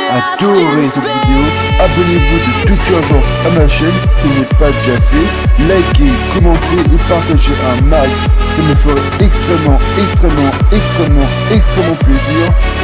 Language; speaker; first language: French; native; French